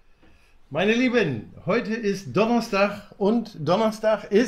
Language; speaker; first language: German; native; German